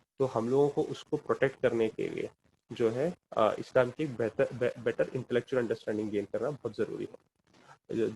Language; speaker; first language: Urdu; non-native, local second language; Kannada